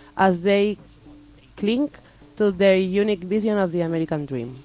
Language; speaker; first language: English; non-native, learner; Spanish